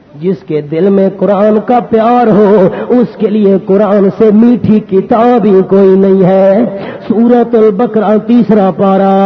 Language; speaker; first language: Urdu; non-native, local second language; Pashto